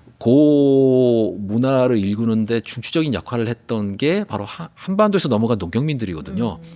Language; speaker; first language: Korean; native; Korean